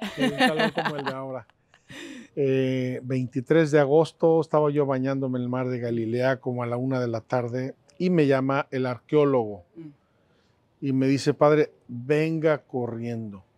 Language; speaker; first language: Spanish; native; Spanish